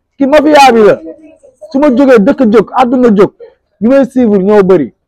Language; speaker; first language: Wolof; native; Wolof